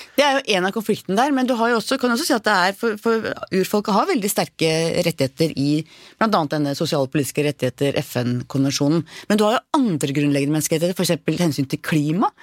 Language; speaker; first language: Norwegian; native; Norwegian